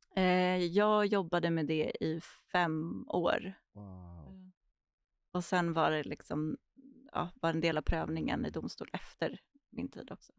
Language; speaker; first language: Swedish; native; Swedish